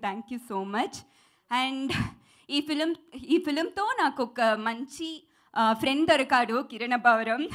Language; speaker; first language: Telugu; non-native, learner; Tamil